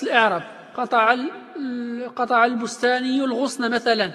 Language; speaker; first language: Arabic; native; Arabic